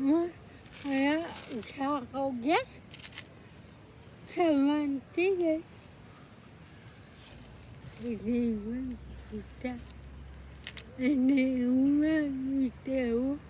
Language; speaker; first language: French; non-native, learner; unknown